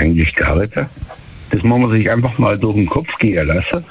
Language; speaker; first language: German; native; German